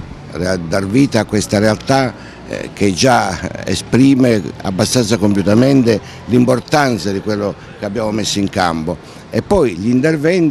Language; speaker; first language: Italian; native; Italian